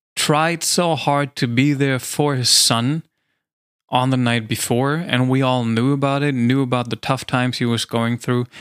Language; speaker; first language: English; non-native, fluent; German